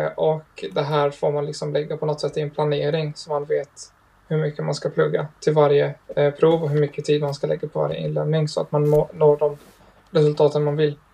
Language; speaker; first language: Swedish; early bilingual, other home language; Arabic